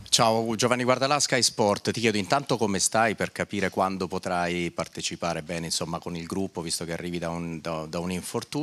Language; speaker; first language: Italian; non-native, learner; Portuguese